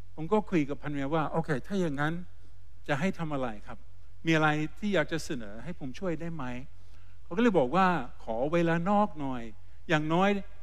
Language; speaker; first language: Thai; non-native, fluent; English